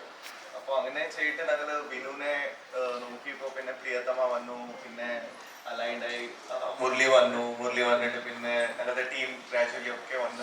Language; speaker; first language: Malayalam; early bilingual, heritage; Malayalam